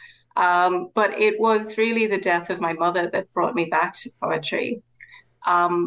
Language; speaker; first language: English; native; English